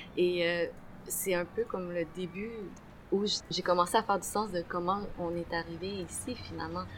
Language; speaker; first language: French; native; French